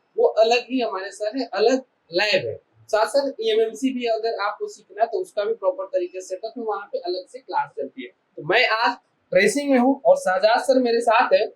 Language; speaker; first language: Hindi; native; Hindi